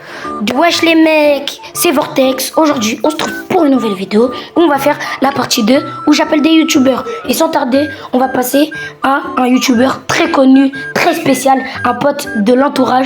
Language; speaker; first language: French; native; French